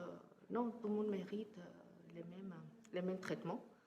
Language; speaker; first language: French; non-native, fluent; Spanish